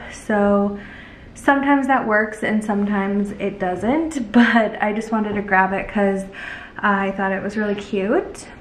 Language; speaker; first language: English; native; English